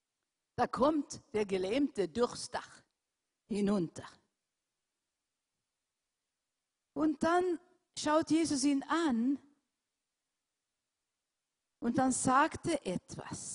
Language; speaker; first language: German; non-native, fluent; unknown